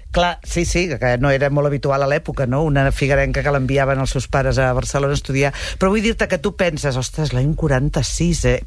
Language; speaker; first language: Catalan; native; Catalan